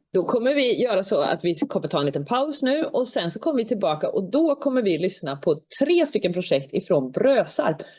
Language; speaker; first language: Swedish; native; Swedish